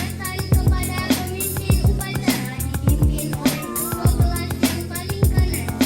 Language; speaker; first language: Indonesian; native; Indonesian